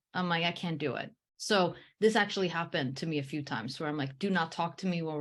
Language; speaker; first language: English; early bilingual, heritage; English